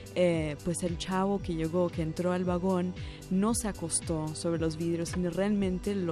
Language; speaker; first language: Spanish; non-native, fluent; English